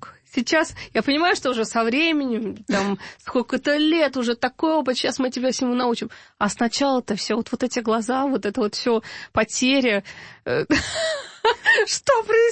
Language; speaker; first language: Russian; native; Russian